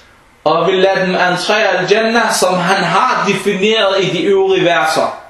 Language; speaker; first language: Danish; non-native, fluent; Arabic